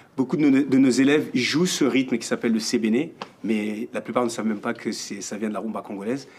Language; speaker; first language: French; native; French